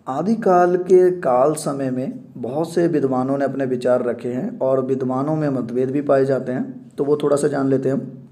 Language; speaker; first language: Hindi; non-native, local second language; Punjabi